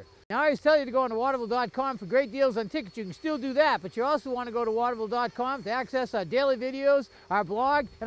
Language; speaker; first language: English; native; English